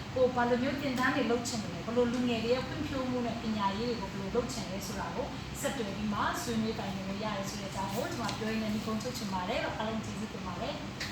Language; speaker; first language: Burmese; non-native, local second language; Hakha Chin